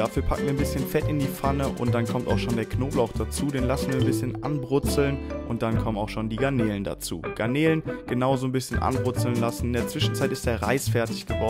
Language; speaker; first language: German; native; German